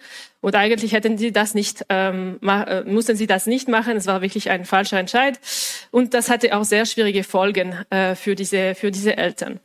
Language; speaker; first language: German; non-native, local second language; French